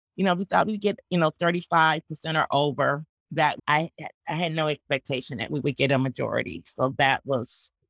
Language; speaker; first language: English; native; English